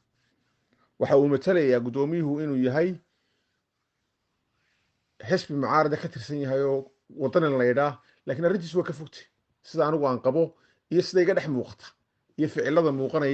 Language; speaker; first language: Somali; native; Somali